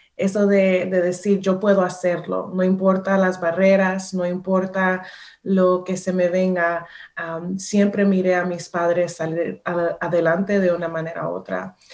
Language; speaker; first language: Spanish; early bilingual, heritage; Spanish